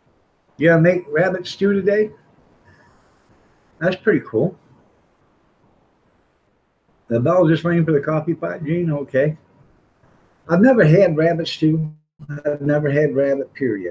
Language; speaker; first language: English; native; English